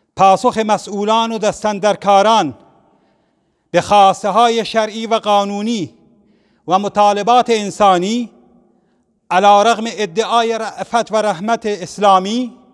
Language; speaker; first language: Persian; non-native, local second language; Central Kurdish